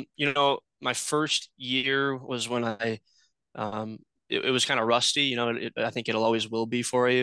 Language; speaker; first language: English; native; English